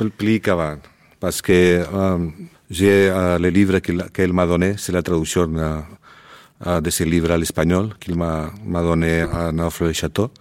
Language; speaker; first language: French; non-native, learner; Spanish